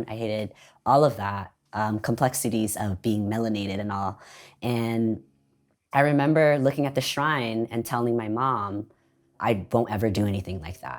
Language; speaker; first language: English; early bilingual, other home language; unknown